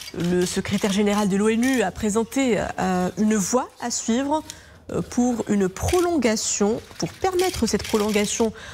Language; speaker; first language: French; non-native, local second language; Arabic